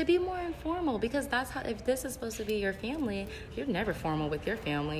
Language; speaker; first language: English; native; English